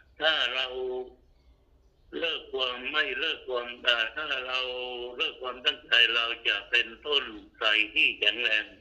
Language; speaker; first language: Thai; non-native, local second language; Northeastern Thai